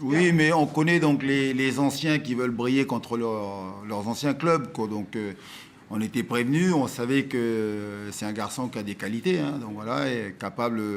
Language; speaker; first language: French; native; French